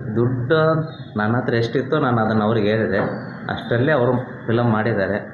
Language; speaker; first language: Kannada; native; Kannada